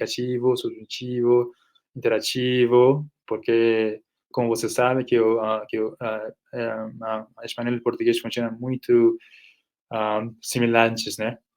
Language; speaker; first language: Portuguese; non-native, fluent; Nepali